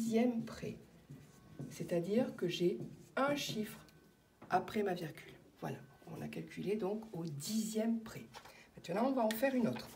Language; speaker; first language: French; native; French